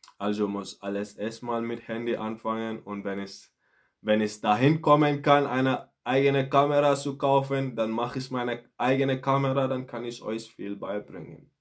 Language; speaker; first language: German; non-native, learner; Mandingo